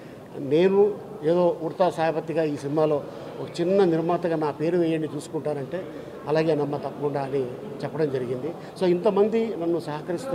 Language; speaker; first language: Telugu; native; Telugu